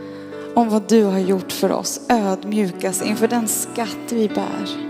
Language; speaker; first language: Swedish; native; Swedish